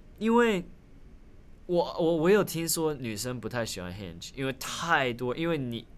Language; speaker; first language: Chinese; early bilingual, other home language; Min Nan Chinese